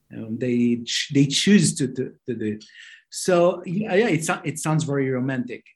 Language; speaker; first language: English; non-native, fluent; Hebrew